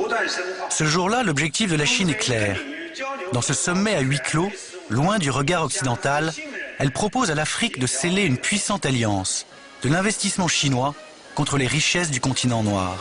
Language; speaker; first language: French; native; French